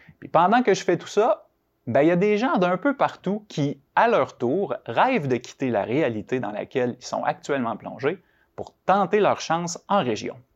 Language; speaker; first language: French; native; French